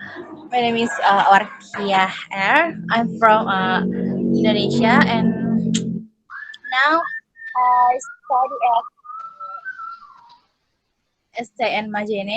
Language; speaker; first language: English; non-native, learner; Indonesian